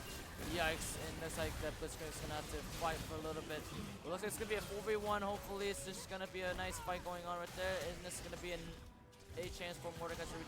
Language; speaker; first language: English; native; English